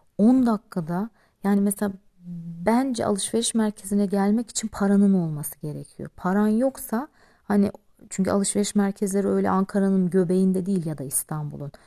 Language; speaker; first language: Turkish; native; Turkish